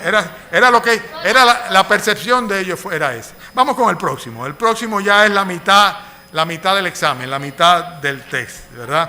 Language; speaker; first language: Spanish; native; Spanish